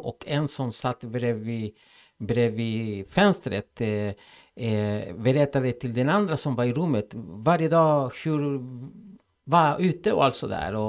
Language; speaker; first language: Swedish; non-native, fluent; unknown